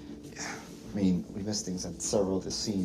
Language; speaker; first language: English; native; English